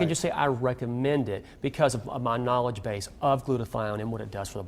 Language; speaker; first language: English; native; English